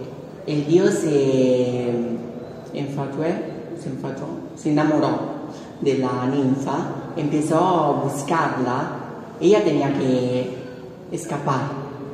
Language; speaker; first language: Spanish; non-native, fluent; Italian